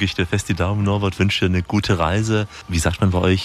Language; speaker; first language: German; native; German